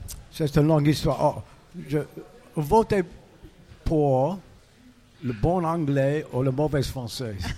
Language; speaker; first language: French; non-native, learner; English